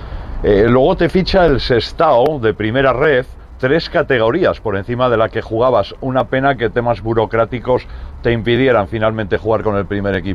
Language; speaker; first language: Spanish; native; Spanish